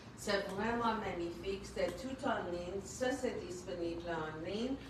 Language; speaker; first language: French; non-native, fluent; English